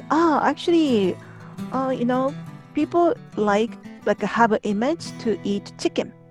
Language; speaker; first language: English; non-native, learner; Japanese